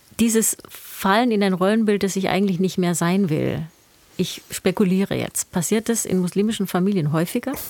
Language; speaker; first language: German; native; German